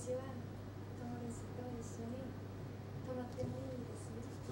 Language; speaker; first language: Japanese; non-native, learner; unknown